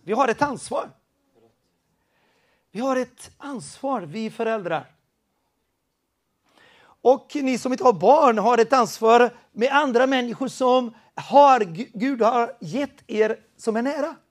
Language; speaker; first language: Swedish; non-native, fluent; Spanish